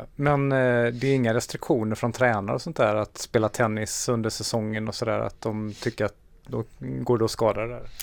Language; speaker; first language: Swedish; native; Swedish